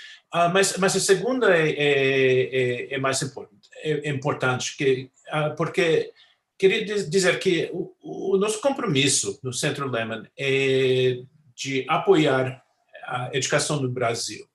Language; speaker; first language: Portuguese; non-native, fluent; English